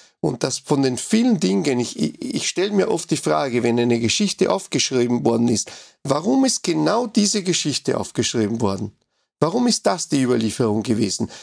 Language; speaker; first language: German; non-native, fluent; Spanish